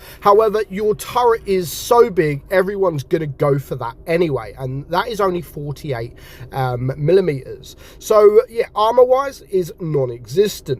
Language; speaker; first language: English; native; English